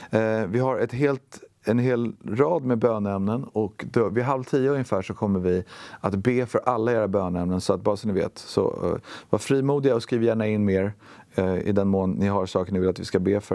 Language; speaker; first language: Swedish; native; Swedish